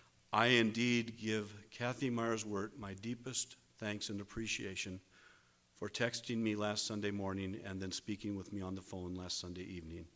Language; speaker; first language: English; native; English